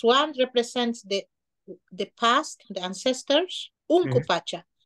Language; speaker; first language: English; non-native, fluent; Spanish